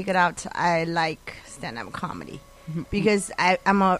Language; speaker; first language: English; non-native, learner; Chinese